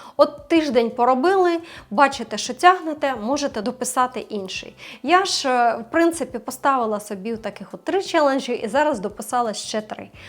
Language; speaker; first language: Ukrainian; non-native, local second language; Russian